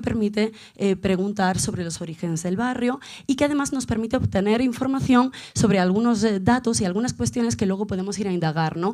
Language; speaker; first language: Spanish; native; Spanish